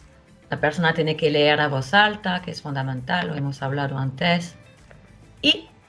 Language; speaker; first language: Spanish; non-native, fluent; French